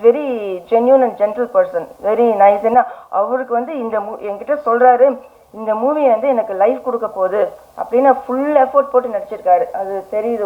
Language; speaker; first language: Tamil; non-native, learner; English